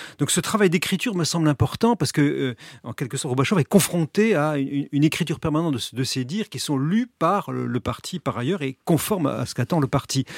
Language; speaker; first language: French; native; French